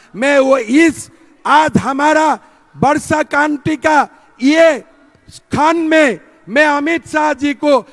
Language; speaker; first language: Hindi; non-native, local second language; Assamese